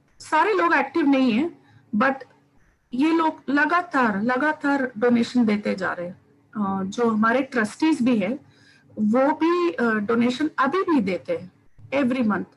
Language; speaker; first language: Hindi; non-native, local second language; Tamil